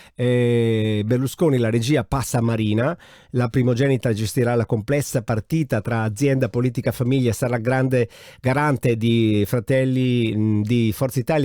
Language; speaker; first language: Italian; native; Italian